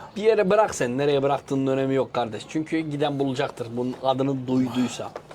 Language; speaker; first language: Turkish; native; Turkish